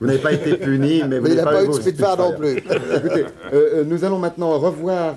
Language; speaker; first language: French; native; French